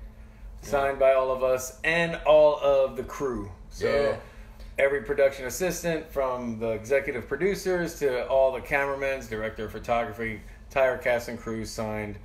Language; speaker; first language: English; native; English